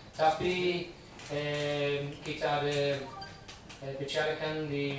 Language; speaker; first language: Indonesian; non-native, fluent; English